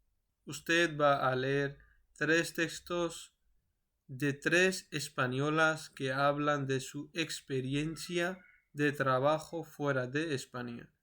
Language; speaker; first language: Spanish; non-native, fluent; Urdu